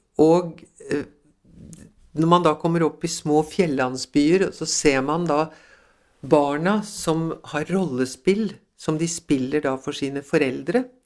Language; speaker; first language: Norwegian; early bilingual, other home language; Swedish